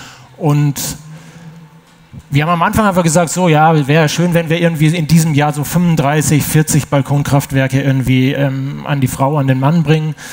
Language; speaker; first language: German; native; German